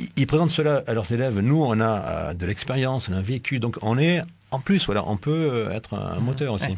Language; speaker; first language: French; native; French